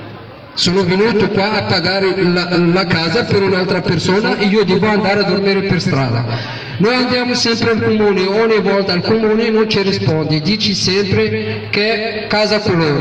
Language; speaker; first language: Italian; non-native, fluent; Arabic